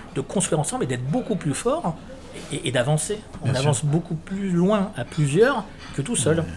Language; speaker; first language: French; native; French